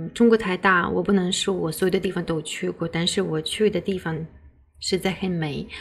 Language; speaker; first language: Chinese; non-native, fluent; Russian